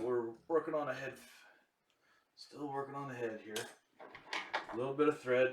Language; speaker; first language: English; native; English